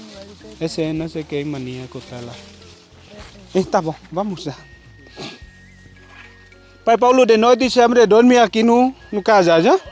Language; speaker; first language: Portuguese; non-native, learner; Vietnamese